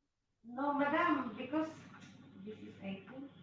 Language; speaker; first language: English; non-native, local second language; Filipino